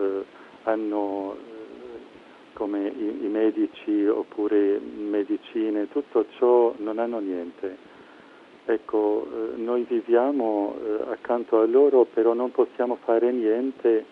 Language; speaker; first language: Italian; non-native, fluent; Arabic